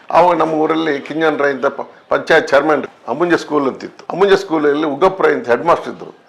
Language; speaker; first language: Kannada; non-native, local second language; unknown